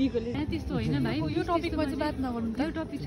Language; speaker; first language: Nepali; native; Nepali